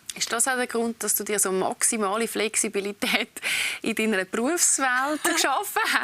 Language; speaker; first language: German; native; German